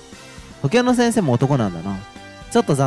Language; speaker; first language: Japanese; native; Japanese